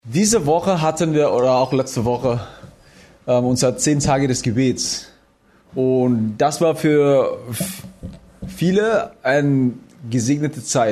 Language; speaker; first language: German; non-native, fluent; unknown